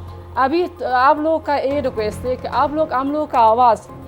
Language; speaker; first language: Hindi; non-native, fluent; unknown